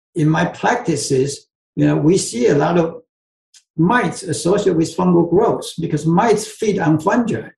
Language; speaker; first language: English; non-native, fluent; Chinese